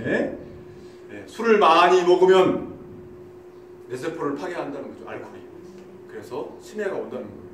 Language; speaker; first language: Korean; native; Korean